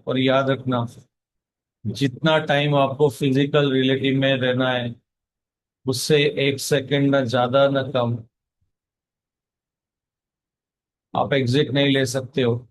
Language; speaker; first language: Hindi; native; Hindi